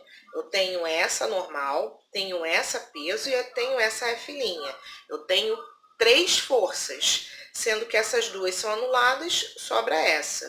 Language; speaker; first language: Portuguese; native; Portuguese